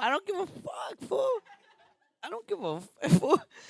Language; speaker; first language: English; early bilingual, other home language; Spanish